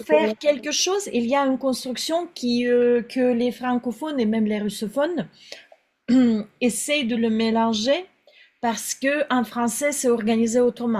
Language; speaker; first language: French; non-native, fluent; Russian